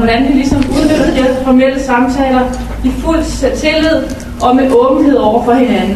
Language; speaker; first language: Danish; native; Danish